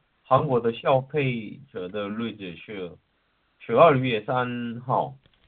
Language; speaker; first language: Chinese; non-native, learner; Korean